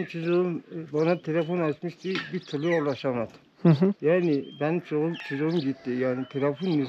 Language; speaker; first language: Turkish; non-native, local second language; Kurdish